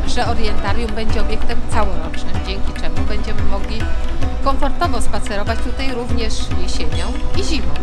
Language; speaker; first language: Polish; native; Polish